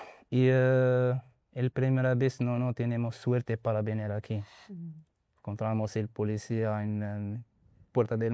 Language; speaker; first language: Spanish; non-native, learner; Arabic